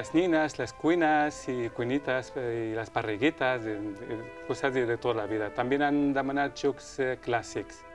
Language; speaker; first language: Catalan; non-native, local second language; Spanish